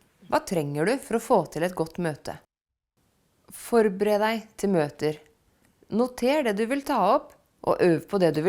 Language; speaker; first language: Norwegian; native; Norwegian